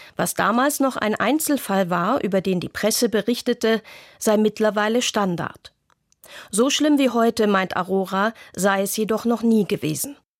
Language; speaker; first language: German; native; German